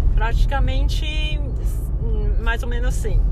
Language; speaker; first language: Portuguese; non-native, fluent; Chinese